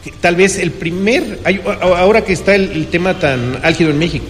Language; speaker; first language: Spanish; native; Spanish